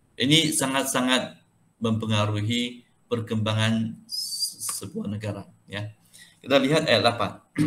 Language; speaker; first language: Malay; non-native, local second language; Chinese